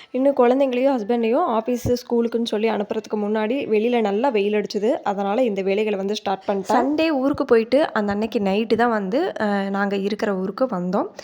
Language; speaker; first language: Tamil; native; Tamil